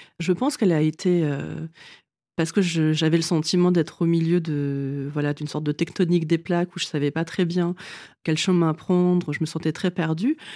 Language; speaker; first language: French; early bilingual, other home language; Vietnamese